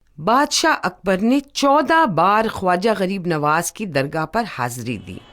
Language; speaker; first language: Urdu; native; Urdu